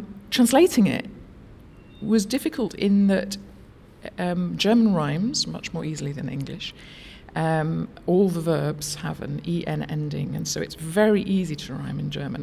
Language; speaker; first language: English; native; English